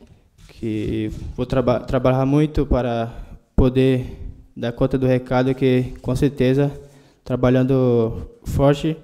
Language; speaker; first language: Spanish; non-native, learner; Portuguese